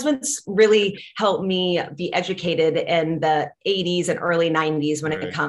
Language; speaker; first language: English; non-native, fluent; Latvian